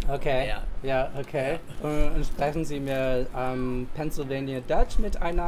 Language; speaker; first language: German; non-native, fluent; English